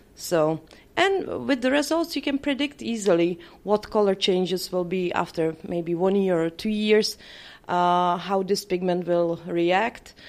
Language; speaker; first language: English; non-native, fluent; Czech